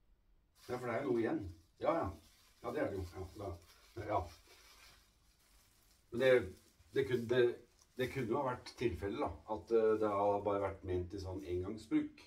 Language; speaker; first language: Norwegian; native; Norwegian